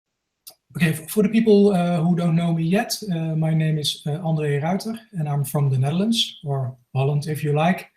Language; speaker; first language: English; non-native, fluent; Dutch